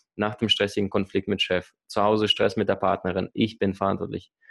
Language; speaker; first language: German; early bilingual, other home language; Russian